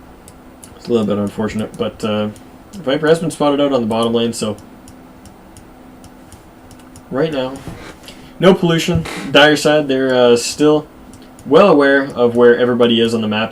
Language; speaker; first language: English; native; English